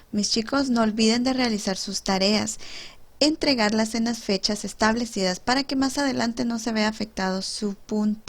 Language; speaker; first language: Spanish; native; Spanish